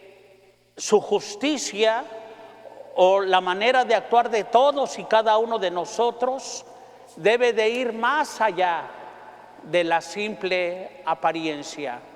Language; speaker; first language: Spanish; native; Spanish